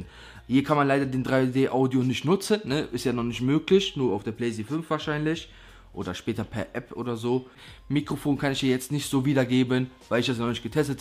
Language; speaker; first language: German; native; German